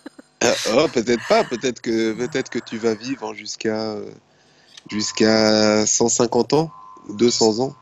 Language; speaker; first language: French; native; French